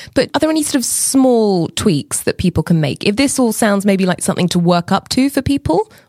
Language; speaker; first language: English; native; English